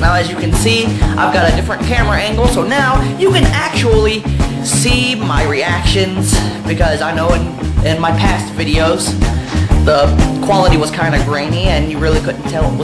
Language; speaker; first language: English; native; English